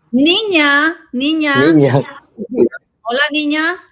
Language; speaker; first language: Spanish; non-native, learner; Italian